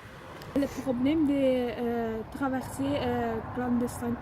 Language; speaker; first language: French; non-native, learner; Dutch